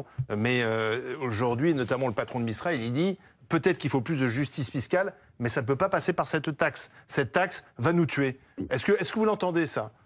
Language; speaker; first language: French; native; French